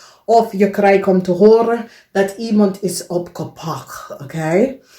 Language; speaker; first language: Dutch; non-native, learner; English